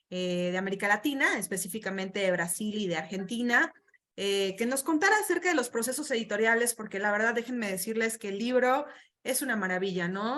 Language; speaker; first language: Spanish; native; Spanish